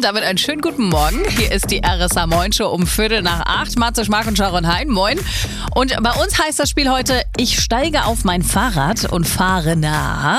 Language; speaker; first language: German; native; German